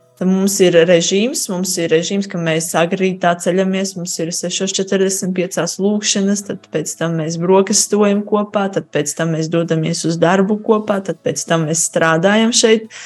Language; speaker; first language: Latvian; native; Latvian